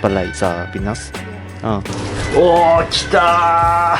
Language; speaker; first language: Cebuano; non-native, learner; Japanese